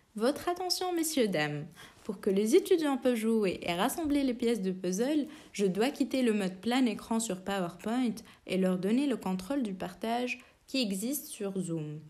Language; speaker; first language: French; non-native, local second language; Arabic